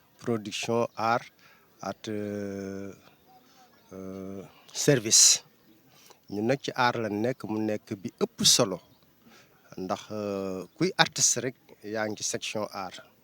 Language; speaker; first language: Wolof; native; Wolof